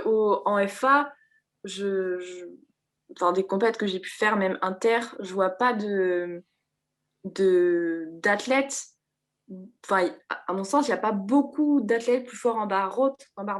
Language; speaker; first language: French; native; French